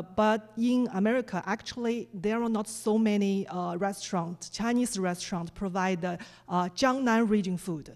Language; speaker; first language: English; non-native, fluent; Chinese